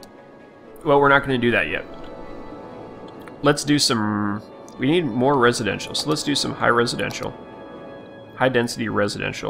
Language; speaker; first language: English; native; English